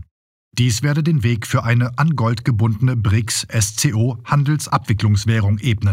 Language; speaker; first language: German; native; German